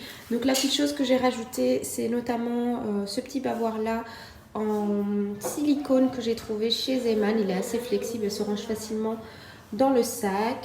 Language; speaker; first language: French; native; French